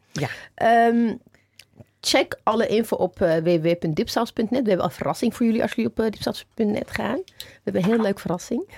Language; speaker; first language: Dutch; non-native, fluent; Amharic